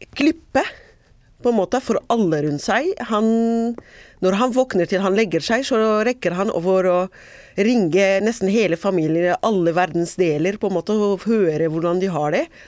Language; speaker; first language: Norwegian; non-native, fluent; Arabic